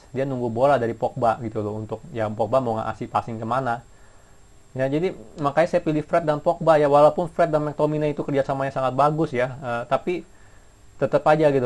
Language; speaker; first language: Indonesian; native; Indonesian